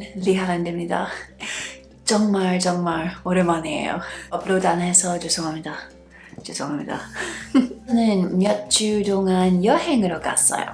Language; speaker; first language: Korean; non-native, fluent; English